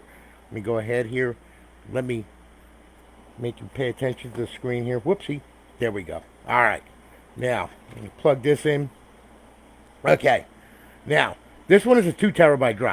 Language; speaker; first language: English; native; English